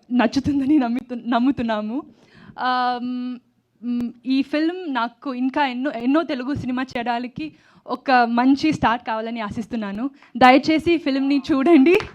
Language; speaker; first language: Telugu; non-native, learner; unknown